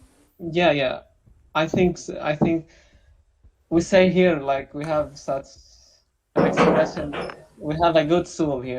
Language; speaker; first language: English; non-native, learner; Arabic